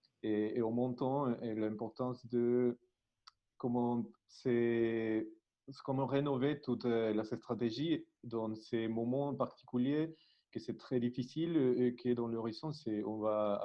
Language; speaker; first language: French; non-native, learner; Spanish